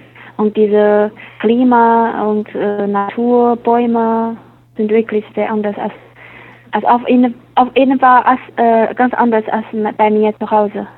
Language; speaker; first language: German; non-native, learner; Chinese